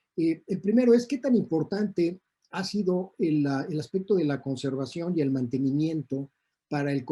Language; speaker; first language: Spanish; native; Spanish